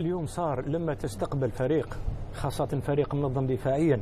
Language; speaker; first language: Arabic; native; Arabic